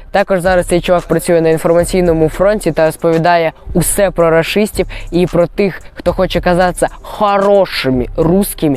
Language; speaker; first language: Ukrainian; non-native, local second language; Russian